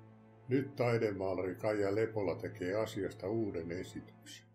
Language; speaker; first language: Finnish; native; Finnish